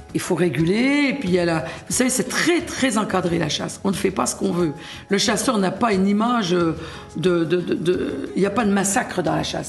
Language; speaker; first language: French; native; French